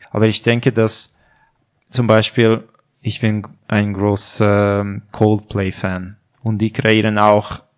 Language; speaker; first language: German; non-native, fluent; Hungarian